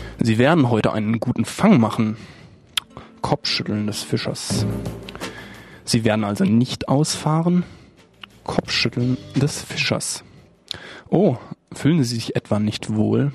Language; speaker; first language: German; native; German